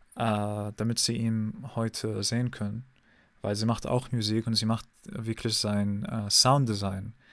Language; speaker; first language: German; non-native, fluent; English